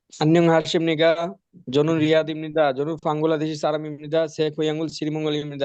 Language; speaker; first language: Korean; non-native, learner; Bangla